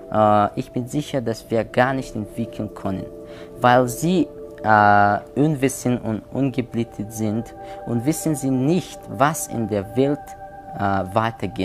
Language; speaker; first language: German; non-native, learner; Persian